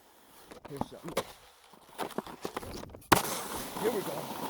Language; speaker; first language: English; native; English